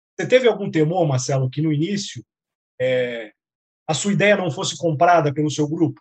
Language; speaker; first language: Portuguese; native; Portuguese